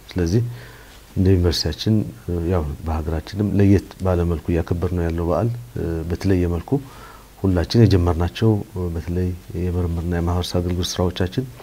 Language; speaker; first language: Amharic; non-native, local second language; Tigrinya